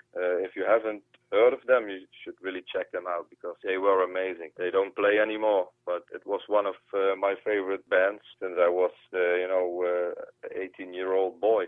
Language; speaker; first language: English; non-native, fluent; Dutch